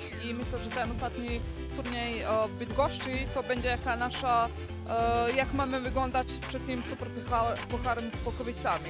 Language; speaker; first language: Polish; non-native, fluent; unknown